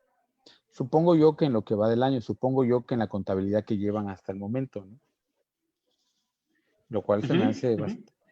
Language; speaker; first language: Spanish; native; Spanish